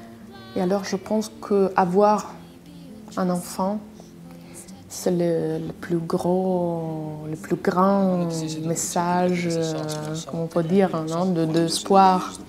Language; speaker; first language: French; non-native, fluent; Italian